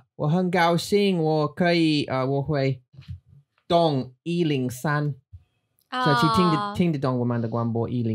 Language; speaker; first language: Chinese; non-native, learner; English